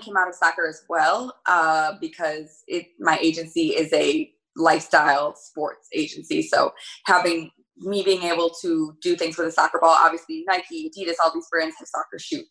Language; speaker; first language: English; native; English